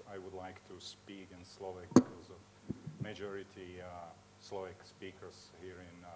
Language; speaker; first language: English; non-native, fluent; Slovak